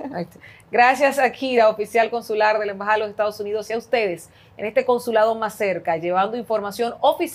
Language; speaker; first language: Spanish; native; Spanish